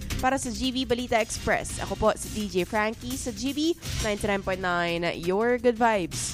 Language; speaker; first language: Filipino; native; Filipino